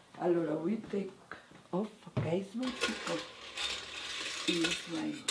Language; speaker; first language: English; non-native, learner; Italian